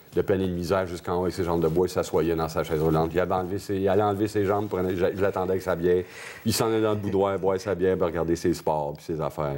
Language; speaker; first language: French; native; French